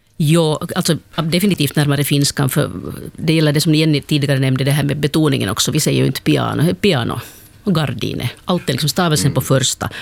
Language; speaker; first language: Swedish; native; Swedish